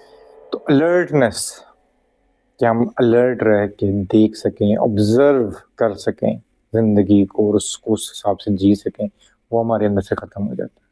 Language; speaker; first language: Hindi; non-native, local second language; Punjabi